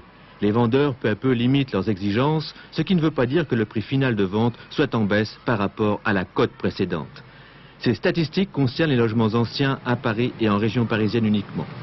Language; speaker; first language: French; native; French